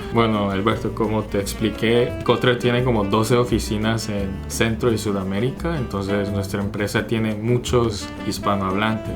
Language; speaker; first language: Spanish; early bilingual, other home language; Korean